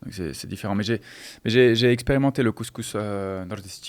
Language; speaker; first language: French; non-native, fluent; Portuguese